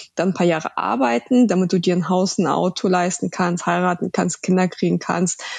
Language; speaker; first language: German; early bilingual, other home language; Russian